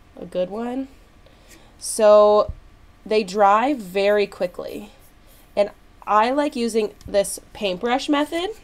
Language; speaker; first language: English; native; English